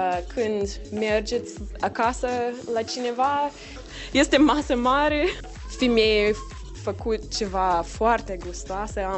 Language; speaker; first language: Romanian; non-native, learner; English